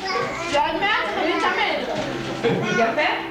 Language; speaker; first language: Hebrew; native; Hebrew